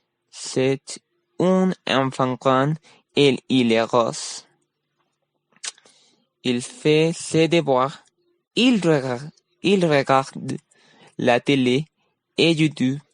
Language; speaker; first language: French; non-native, learner; Spanish